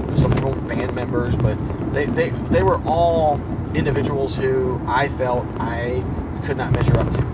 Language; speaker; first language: English; early bilingual, other home language; Spanish